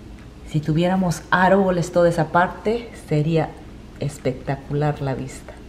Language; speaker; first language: Spanish; native; Spanish